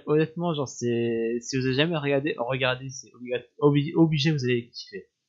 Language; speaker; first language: French; native; French